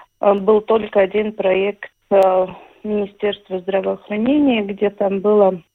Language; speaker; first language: Russian; non-native, local second language; Latvian